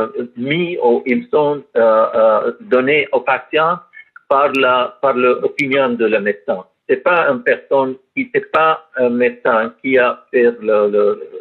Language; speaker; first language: French; non-native, learner; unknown